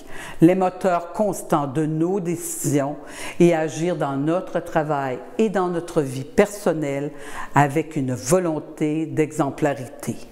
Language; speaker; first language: French; native; French